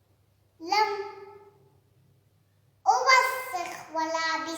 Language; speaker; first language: Arabic; non-native, learner; Urdu